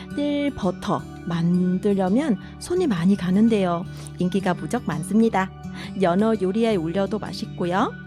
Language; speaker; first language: Korean; non-native, fluent; Vietnamese